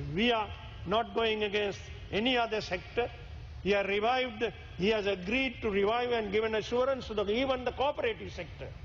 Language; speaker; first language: English; non-native, local second language; Sinhala